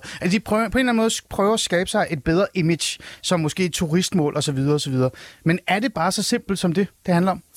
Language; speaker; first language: Danish; early bilingual, other home language; Persian